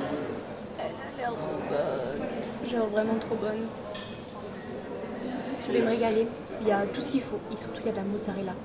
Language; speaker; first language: French; native; French